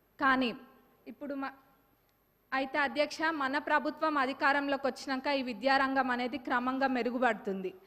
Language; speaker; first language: Telugu; native; Telugu